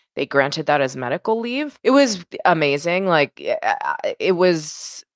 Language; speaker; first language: English; native; English